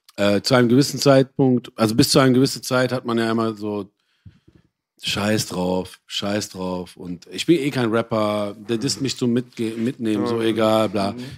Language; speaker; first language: German; early bilingual, other home language; Persian